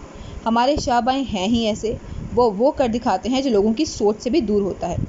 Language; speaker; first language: Urdu; native; Urdu